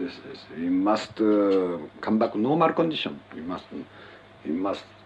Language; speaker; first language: English; non-native, learner; Japanese